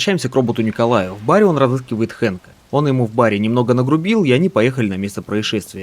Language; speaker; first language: Russian; native; Russian